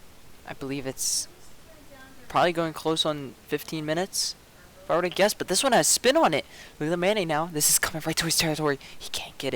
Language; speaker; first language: English; native; English